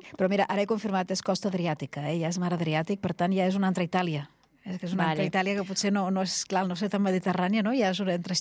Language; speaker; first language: Catalan; native; Catalan